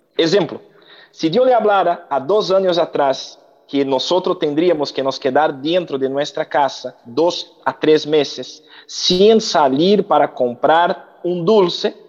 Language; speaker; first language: Spanish; non-native, learner; Portuguese